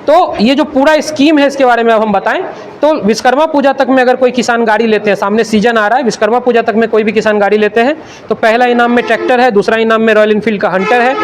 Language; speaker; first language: Hindi; native; Hindi